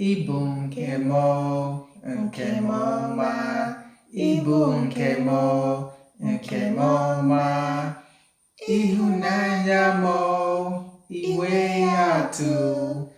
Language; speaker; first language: Igbo; non-native, learner; English